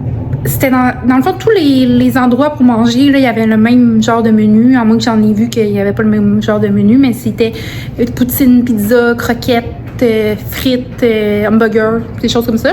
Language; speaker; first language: French; native; French